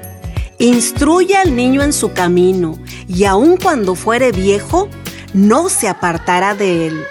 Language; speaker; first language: Spanish; native; Spanish